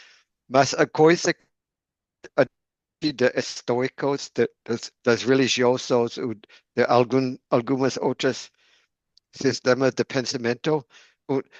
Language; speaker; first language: Portuguese; non-native, learner; English